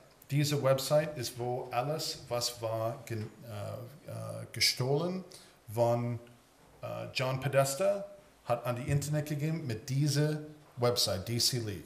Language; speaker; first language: German; early bilingual, heritage; English